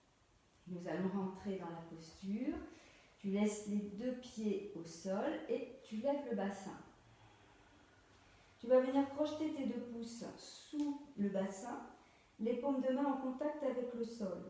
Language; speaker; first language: French; native; French